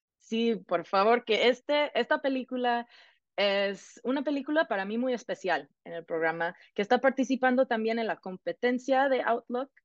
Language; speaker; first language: Spanish; non-native, fluent; English